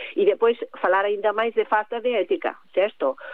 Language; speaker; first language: Portuguese; non-native, fluent; Greek